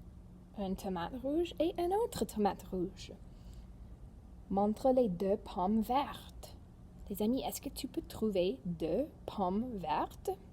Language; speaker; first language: French; non-native, fluent; English